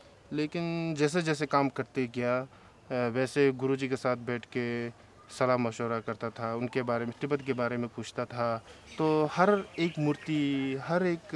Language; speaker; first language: Hindi; non-native, local second language; Tibetan